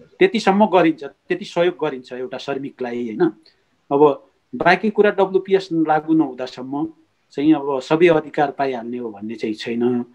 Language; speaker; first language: Nepali; native; Nepali